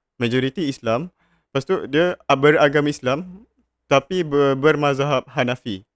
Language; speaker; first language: Malay; native; Malay